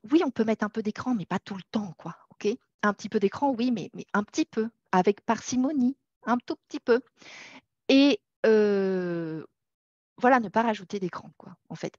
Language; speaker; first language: French; native; French